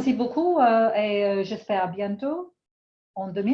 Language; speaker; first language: French; non-native, fluent; English